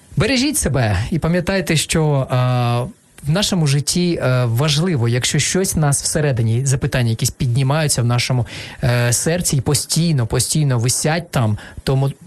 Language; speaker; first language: Ukrainian; non-native, local second language; Russian